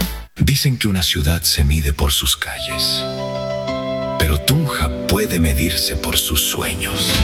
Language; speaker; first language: Spanish; native; Spanish